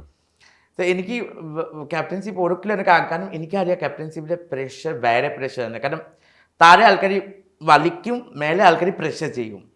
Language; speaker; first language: Malayalam; non-native, learner; Assamese